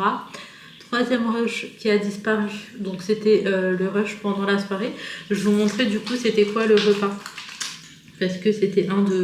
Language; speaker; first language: French; native; French